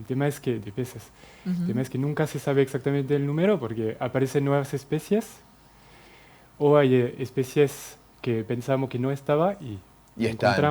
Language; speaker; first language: Spanish; non-native, fluent; French